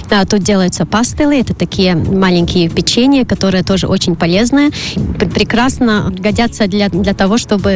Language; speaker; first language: Russian; non-native, local second language; Latvian